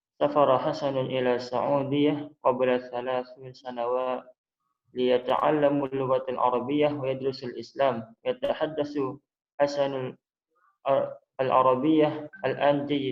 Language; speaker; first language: Arabic; non-native, learner; Indonesian